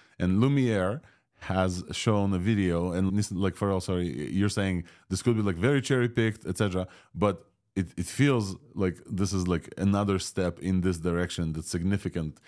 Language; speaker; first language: English; non-native, fluent; Russian